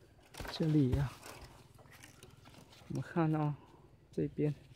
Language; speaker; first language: Chinese; early bilingual, heritage; Chinese